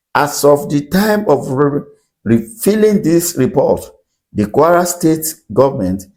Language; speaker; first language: English; non-native, local second language; Yoruba